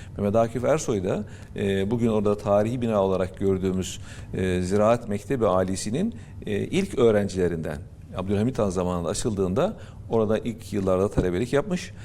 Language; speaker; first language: Turkish; native; Turkish